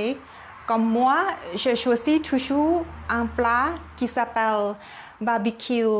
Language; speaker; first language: French; non-native, learner; Thai